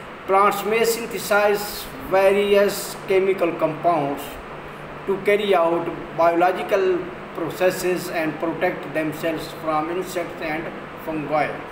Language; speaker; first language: English; non-native, local second language; Punjabi